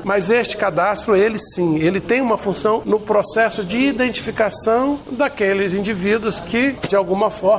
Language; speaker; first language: Portuguese; native; Portuguese